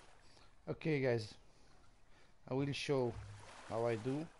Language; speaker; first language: English; non-native, learner; Portuguese